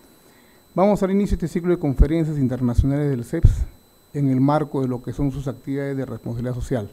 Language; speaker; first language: Spanish; native; Spanish